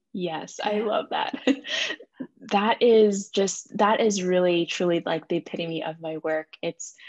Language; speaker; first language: English; native; English